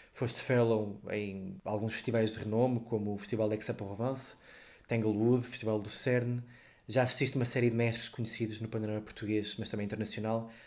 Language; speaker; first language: Portuguese; native; Portuguese